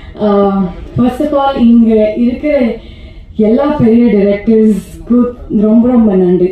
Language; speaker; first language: Tamil; non-native, learner; Kannada